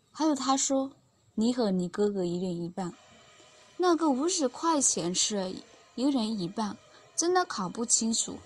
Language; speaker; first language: Chinese; non-native, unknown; Burmese